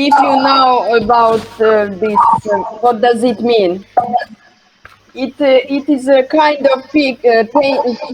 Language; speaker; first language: English; non-native, learner; Hungarian